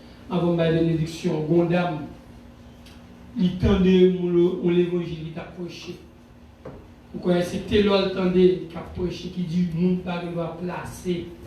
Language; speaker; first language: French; non-native, local second language; Haitian Creole